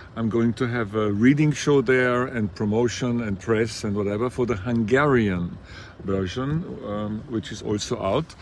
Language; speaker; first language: English; non-native, fluent; German